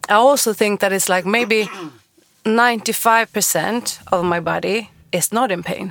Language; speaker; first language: English; non-native, fluent; Swedish